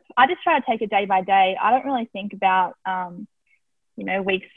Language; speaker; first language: English; native; English